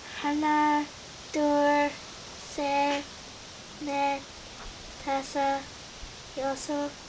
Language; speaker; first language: Korean; non-native, learner; English